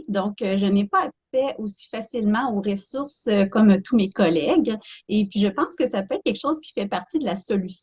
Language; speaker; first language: French; native; French